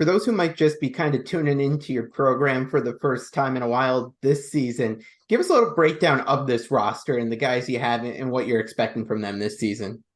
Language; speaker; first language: English; native; English